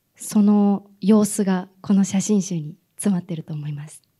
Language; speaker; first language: Japanese; native; Japanese